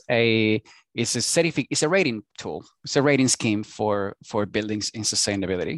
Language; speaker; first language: English; non-native, fluent; Spanish